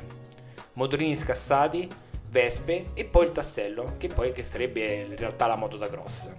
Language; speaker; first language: Italian; native; Italian